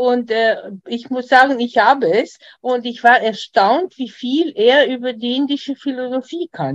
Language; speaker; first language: German; non-native, fluent; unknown